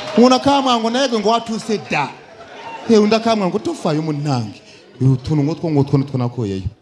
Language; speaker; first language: Kinyarwanda; native; Kinyarwanda